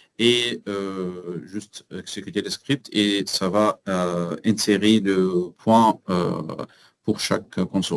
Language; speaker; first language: French; non-native, learner; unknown